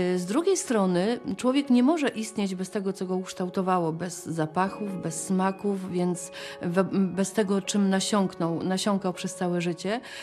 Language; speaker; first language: Polish; native; Polish